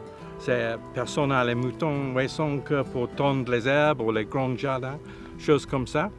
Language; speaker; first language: French; non-native, learner; English